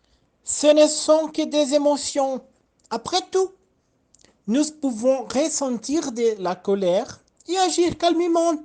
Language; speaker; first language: French; non-native, learner; Portuguese